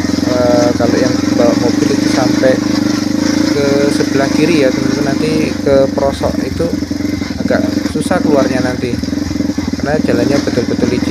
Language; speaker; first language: Indonesian; native; Indonesian